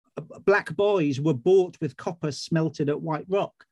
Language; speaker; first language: English; native; English